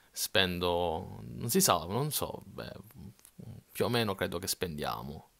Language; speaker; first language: Italian; native; Italian